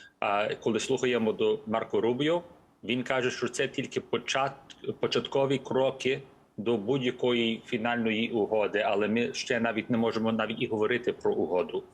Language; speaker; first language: Ukrainian; early bilingual, heritage; English